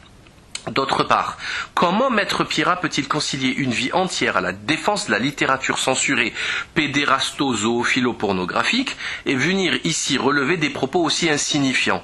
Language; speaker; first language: French; native; French